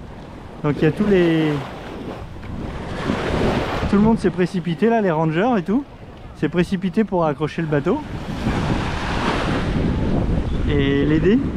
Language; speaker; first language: French; native; French